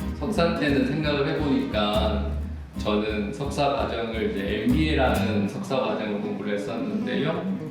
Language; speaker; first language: Korean; native; Korean